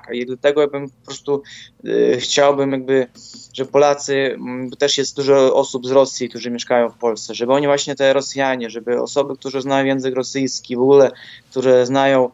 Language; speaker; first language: Polish; non-native, fluent; Ukrainian